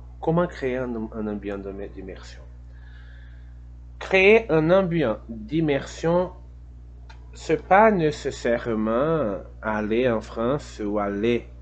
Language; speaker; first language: French; non-native, fluent; Portuguese